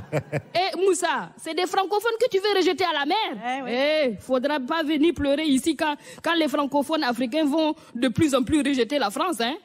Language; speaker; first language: French; non-native, local second language; Mossi